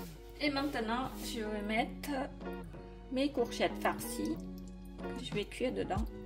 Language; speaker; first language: French; non-native, fluent; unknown